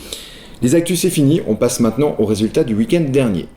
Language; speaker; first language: French; native; French